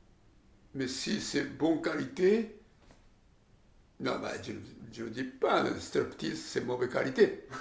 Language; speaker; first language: French; non-native, learner; Japanese